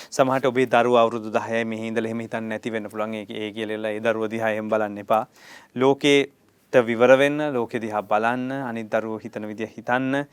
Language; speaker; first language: Sinhala; native; Sinhala